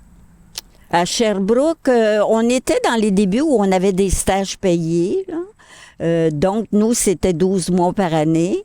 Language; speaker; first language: French; native; French